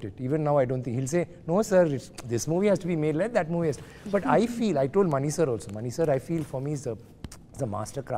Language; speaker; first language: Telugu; non-native, learner; Tamil